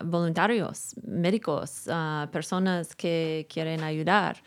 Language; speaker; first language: Spanish; non-native, learner; English